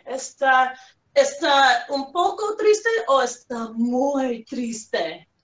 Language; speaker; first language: Spanish; non-native, fluent; English